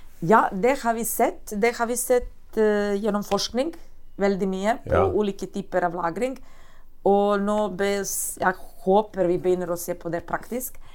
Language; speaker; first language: Norwegian; non-native, fluent; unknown